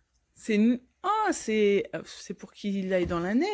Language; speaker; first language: French; native; French